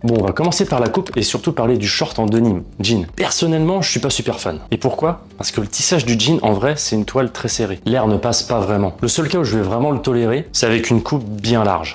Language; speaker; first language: French; native; French